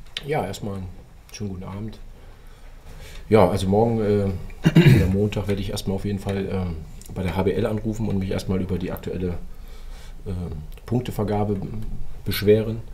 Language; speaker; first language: German; native; German